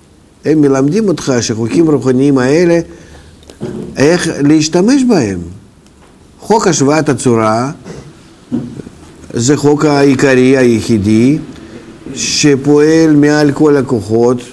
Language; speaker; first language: Hebrew; non-native, fluent; Russian